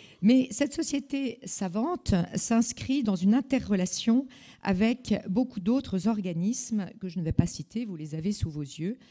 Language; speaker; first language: French; native; French